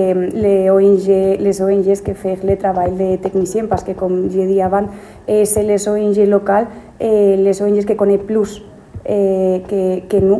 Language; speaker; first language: French; non-native, learner; Spanish